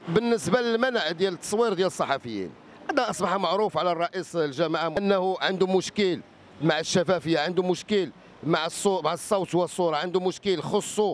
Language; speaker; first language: Arabic; native; Arabic